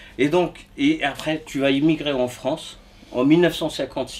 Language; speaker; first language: French; native; French